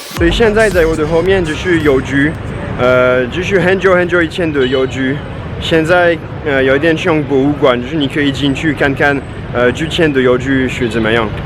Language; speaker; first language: Chinese; non-native, fluent; French